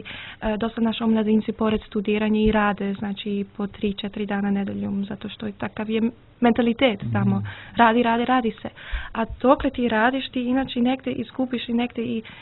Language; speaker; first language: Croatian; early bilingual, heritage; Serbian